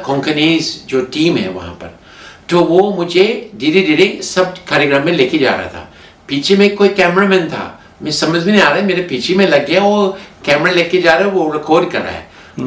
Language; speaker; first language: Hindi; non-native, fluent; English